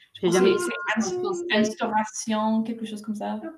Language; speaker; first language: French; non-native, fluent; English